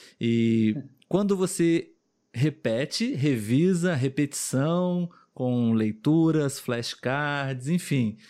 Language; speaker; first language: Portuguese; native; Portuguese